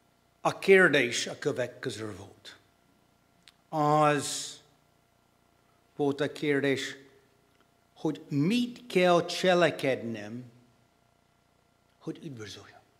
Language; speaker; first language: Hungarian; non-native, fluent; English